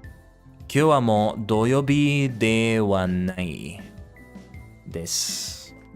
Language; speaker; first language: Japanese; non-native, learner; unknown